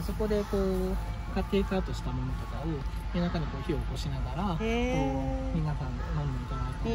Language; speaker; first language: Japanese; native; Japanese